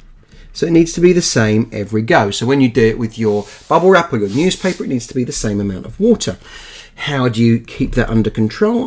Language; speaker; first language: English; native; English